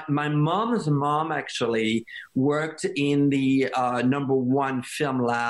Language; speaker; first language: English; non-native, fluent; French